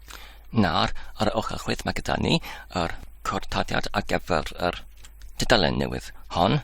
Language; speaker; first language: Welsh; non-native, learner; English